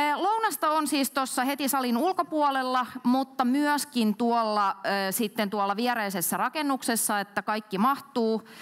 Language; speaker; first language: Finnish; native; Finnish